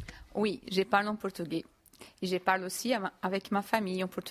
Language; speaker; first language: French; non-native, learner; Portuguese